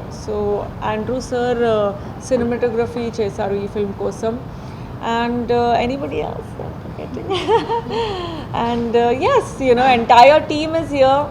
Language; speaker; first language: Telugu; non-native, fluent; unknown